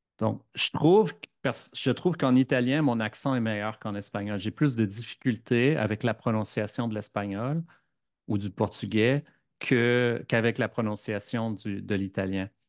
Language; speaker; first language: French; native; French